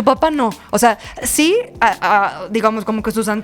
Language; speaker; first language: Spanish; native; Spanish